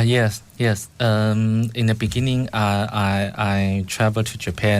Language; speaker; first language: English; non-native, fluent; Chinese